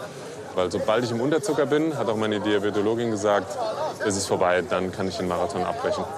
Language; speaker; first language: German; native; German